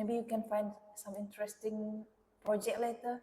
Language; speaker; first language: English; non-native, local second language; Indonesian